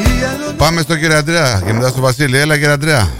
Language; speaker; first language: Greek; early bilingual, heritage; Greek